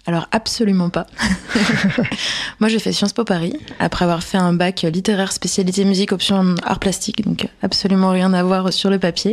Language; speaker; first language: French; native; French